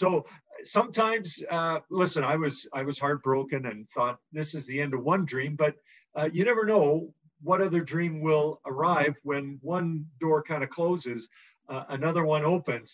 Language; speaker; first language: English; native; English